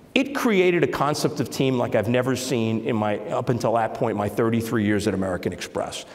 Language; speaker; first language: English; native; English